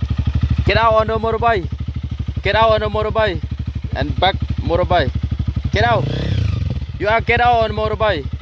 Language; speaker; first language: English; non-native, learner; Lao